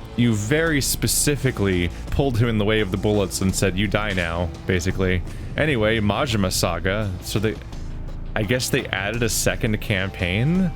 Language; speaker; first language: English; native; English